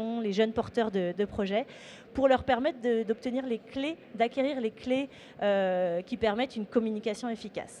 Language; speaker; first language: French; native; French